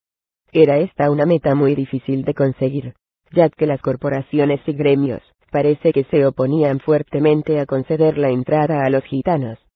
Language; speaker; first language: Spanish; native; Spanish